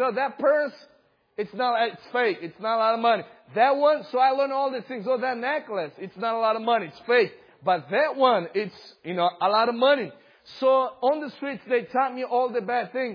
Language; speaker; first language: English; non-native, fluent; Portuguese